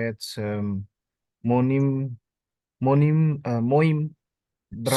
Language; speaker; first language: Russian; non-native, learner; Indonesian